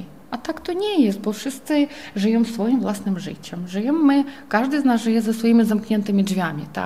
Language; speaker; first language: Polish; non-native, fluent; Ukrainian